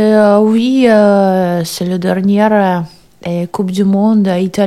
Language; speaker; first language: French; non-native, learner; Russian